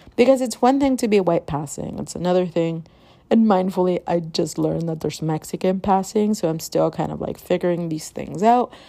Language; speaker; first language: English; early bilingual, other home language; Spanish